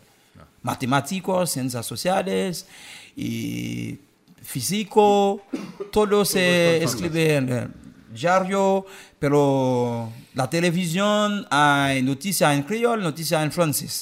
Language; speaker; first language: Spanish; non-native, learner; Haitian Creole